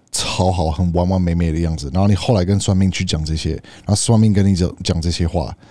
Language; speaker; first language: Chinese; non-native, fluent; English